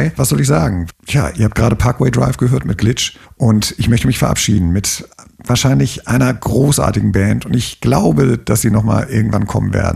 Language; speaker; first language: German; native; German